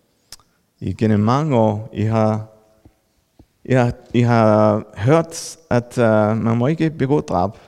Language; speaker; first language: Danish; non-native, fluent; Spanish